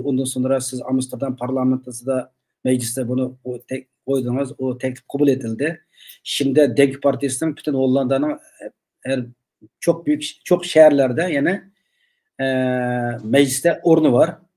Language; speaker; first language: Turkish; non-native, learner; Uyghur